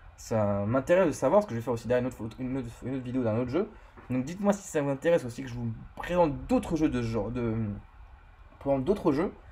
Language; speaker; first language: French; native; French